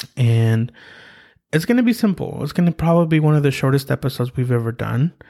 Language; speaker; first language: English; early bilingual, other home language; Spanish